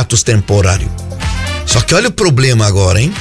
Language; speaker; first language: Portuguese; native; Portuguese